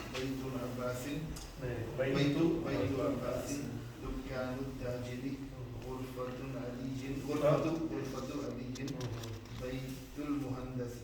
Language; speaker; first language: Arabic; non-native, learner; Urdu